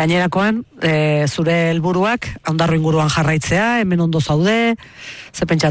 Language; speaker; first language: Basque; native; Basque